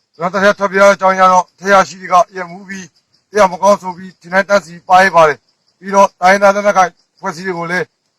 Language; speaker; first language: Burmese; non-native, local second language; Karen languages